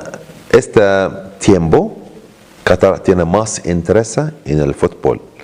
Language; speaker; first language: Spanish; non-native, learner; Arabic